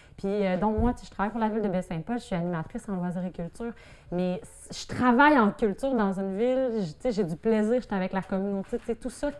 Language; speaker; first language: French; native; French